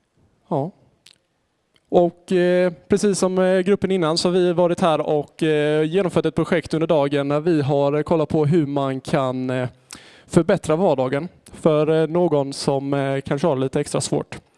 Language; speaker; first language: Swedish; native; Swedish